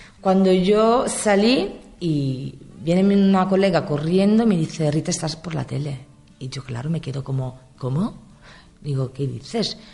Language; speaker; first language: Spanish; non-native, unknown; Italian